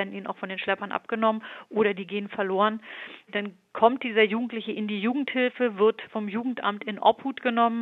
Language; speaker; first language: German; native; German